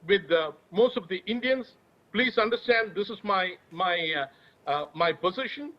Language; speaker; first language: English; non-native, local second language; Malayalam